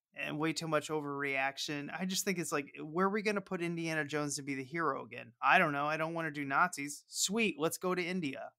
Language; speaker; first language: English; native; English